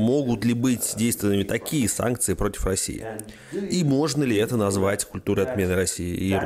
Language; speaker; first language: Russian; native; Russian